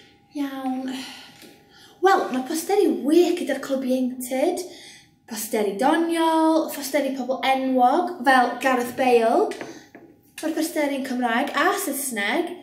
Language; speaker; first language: Welsh; non-native, local second language; English